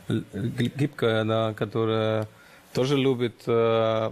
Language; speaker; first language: Russian; non-native, learner; German